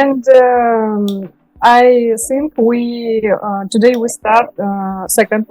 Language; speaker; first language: English; non-native, learner; Russian